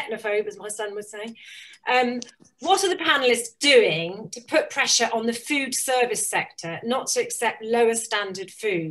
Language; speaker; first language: English; native; English